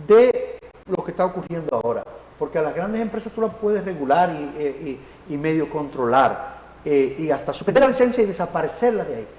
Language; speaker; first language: Spanish; native; Spanish